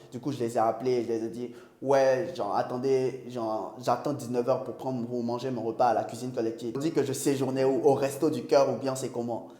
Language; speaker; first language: French; non-native, local second language; Ewe